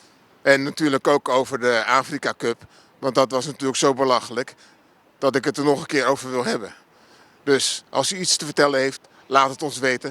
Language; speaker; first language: Dutch; native; Dutch